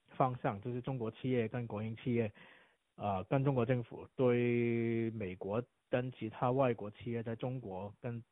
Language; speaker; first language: Chinese; non-native, fluent; Cantonese